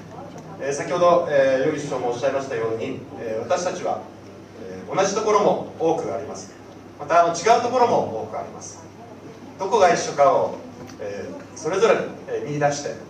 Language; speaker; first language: Japanese; native; Japanese